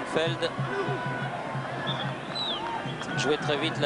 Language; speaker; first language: French; native; French